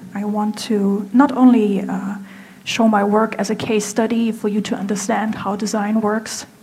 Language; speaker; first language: English; non-native, fluent; German